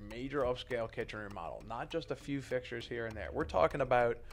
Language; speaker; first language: English; native; English